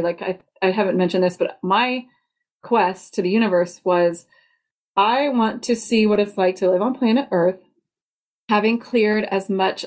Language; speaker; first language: English; native; English